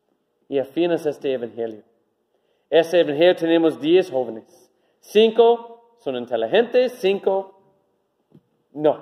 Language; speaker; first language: Spanish; non-native, learner; English